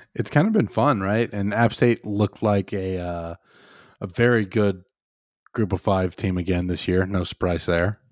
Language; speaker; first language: English; native; English